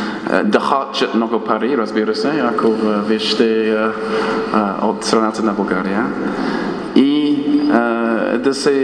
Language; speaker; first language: Bulgarian; non-native, fluent; English